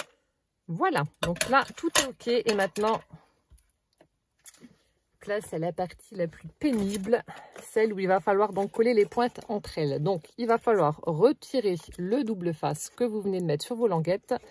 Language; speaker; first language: French; native; French